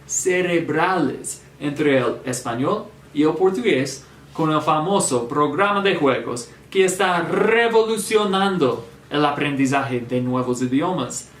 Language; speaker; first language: Spanish; non-native, fluent; English